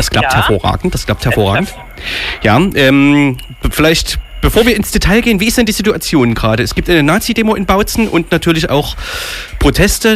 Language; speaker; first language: German; native; German